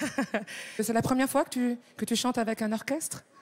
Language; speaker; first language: French; native; French